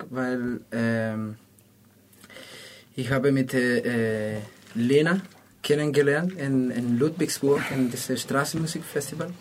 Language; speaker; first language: German; non-native, learner; Spanish